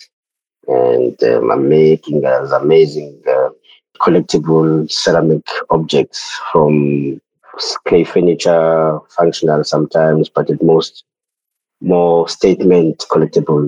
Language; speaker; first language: English; non-native, local second language; Xhosa